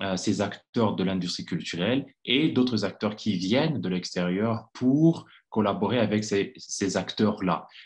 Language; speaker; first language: French; non-native, local second language; Kinyarwanda